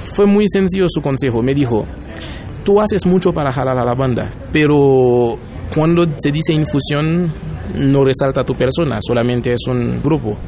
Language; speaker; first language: Spanish; non-native, fluent; Haitian Creole